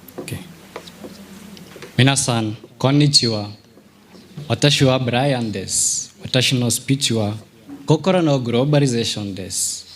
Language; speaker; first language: Japanese; non-native, learner; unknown